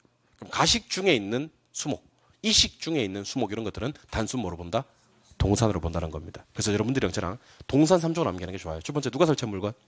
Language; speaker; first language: Korean; native; Korean